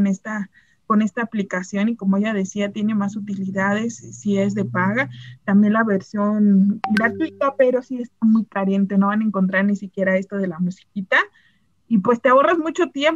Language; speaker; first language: Spanish; native; Spanish